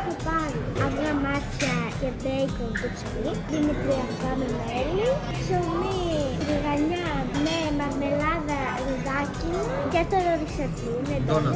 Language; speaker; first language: Greek; early bilingual, heritage; Greek